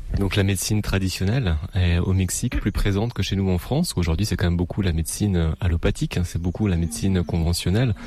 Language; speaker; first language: French; native; French